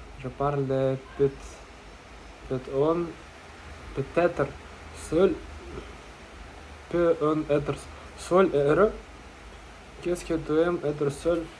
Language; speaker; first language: French; non-native, learner; Russian